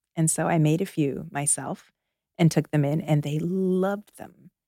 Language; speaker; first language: English; native; English